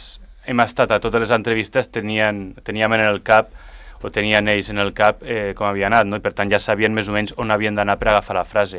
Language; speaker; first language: Catalan; native; Catalan